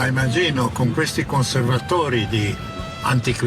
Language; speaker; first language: Italian; non-native, fluent; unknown